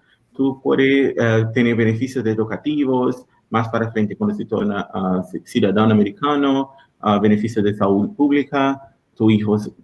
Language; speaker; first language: Spanish; non-native, learner; Portuguese